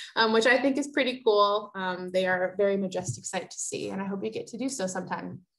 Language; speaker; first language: English; native; English